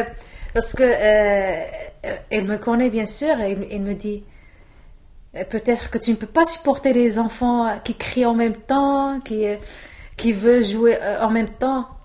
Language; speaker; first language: French; non-native, local second language; Arabic